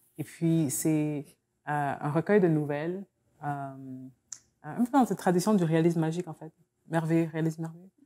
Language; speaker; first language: French; native; French